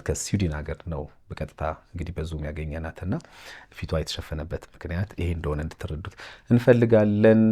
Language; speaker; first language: Amharic; native; Amharic